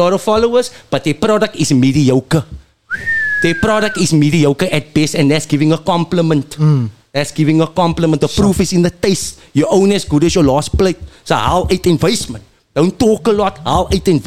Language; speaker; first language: English; native; English